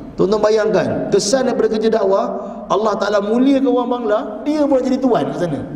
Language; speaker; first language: Malay; native; Malay